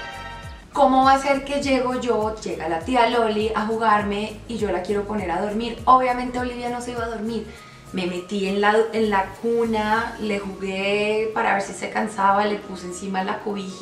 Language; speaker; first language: Spanish; native; Spanish